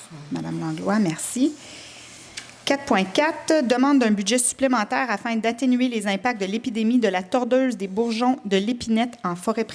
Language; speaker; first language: French; native; French